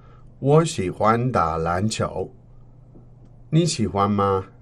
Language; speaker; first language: Chinese; non-native, learner; English